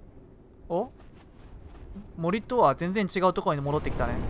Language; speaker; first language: Japanese; native; Japanese